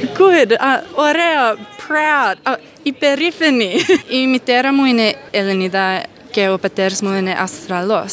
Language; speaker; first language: Greek; non-native, learner; English